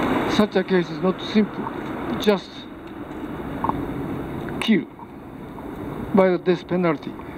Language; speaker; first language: English; non-native, learner; Japanese